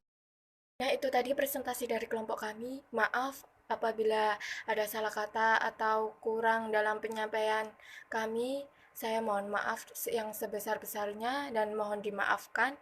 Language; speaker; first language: Indonesian; native; Indonesian